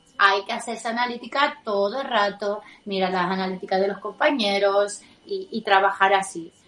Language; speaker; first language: Spanish; non-native, fluent; Italian